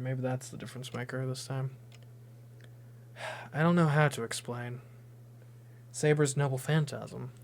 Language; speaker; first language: English; native; English